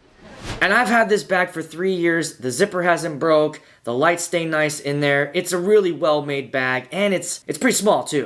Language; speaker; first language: English; native; English